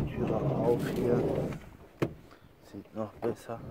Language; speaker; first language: German; non-native, learner; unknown